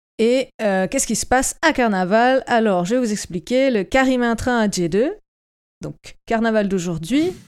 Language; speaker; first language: French; native; French